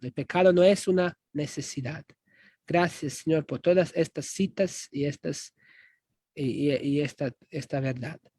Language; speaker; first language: Spanish; non-native, fluent; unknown